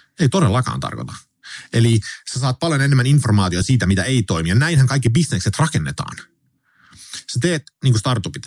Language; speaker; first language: Finnish; early bilingual, heritage; Finnish